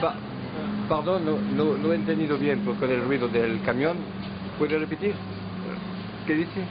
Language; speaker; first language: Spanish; non-native, learner; French